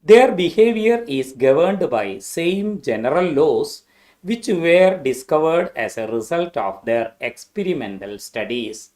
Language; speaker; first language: English; non-native, local second language; Malayalam